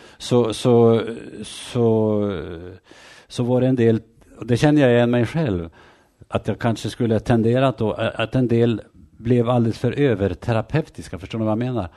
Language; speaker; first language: Swedish; native; Swedish